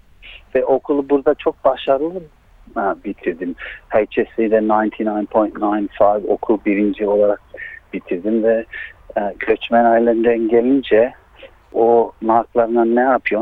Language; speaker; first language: Turkish; early bilingual, heritage; Turkish